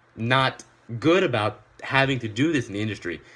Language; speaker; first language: English; native; English